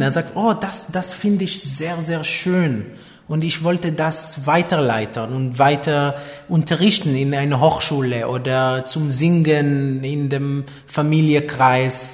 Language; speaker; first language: German; non-native, fluent; Hebrew